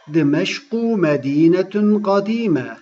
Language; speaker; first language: Arabic; non-native, fluent; Turkish